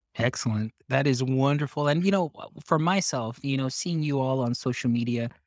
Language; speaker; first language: English; early bilingual, other home language; Spanish